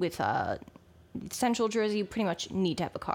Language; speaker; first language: English; native; English